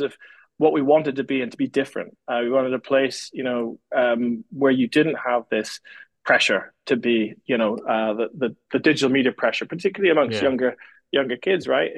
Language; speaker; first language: English; native; English